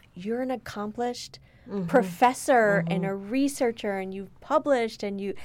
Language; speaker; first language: English; native; English